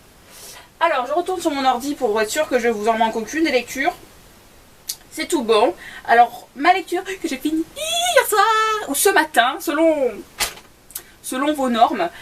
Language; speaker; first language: French; native; French